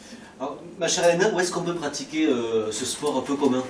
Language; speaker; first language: French; native; French